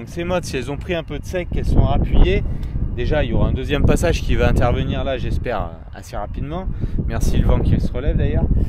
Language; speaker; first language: French; native; French